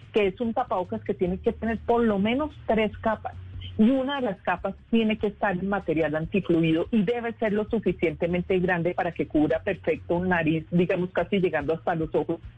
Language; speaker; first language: Spanish; native; Spanish